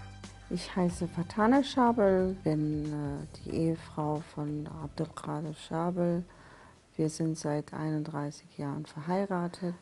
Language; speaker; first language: German; non-native, fluent; Persian